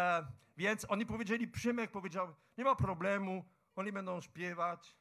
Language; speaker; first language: Polish; non-native, fluent; French